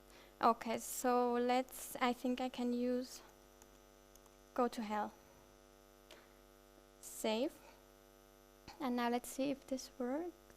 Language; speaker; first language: English; non-native, fluent; German